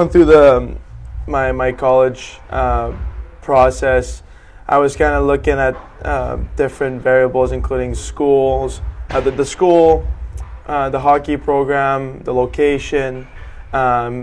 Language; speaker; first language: English; native; English